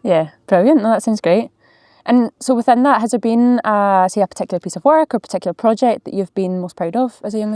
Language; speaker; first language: English; native; English